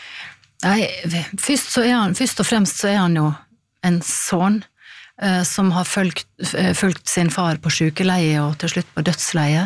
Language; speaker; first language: Norwegian; native; Norwegian